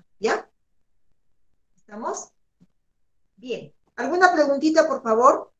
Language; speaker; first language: Spanish; native; Spanish